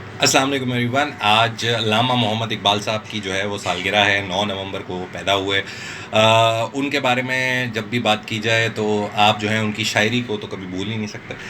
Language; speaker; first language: Urdu; non-native, local second language; Northern Hindko